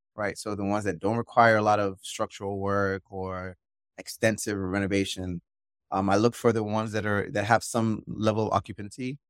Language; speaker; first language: English; native; English